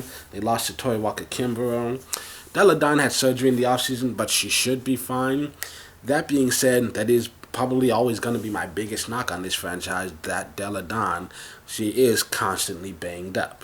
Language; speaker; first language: English; native; English